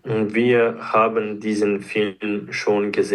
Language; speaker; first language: German; non-native, learner; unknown